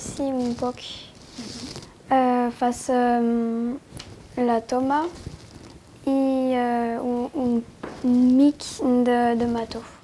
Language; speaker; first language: Catalan; non-native, learner; French